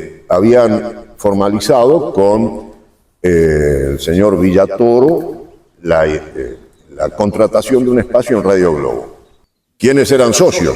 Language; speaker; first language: Spanish; native; Spanish